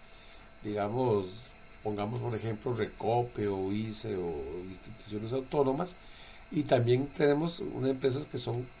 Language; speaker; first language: Spanish; native; Spanish